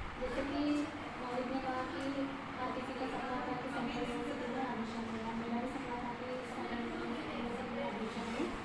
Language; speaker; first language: Hindi; non-native, local second language; Kannada